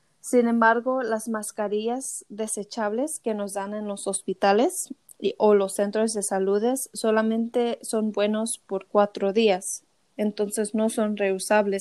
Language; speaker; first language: Spanish; early bilingual, heritage; Spanish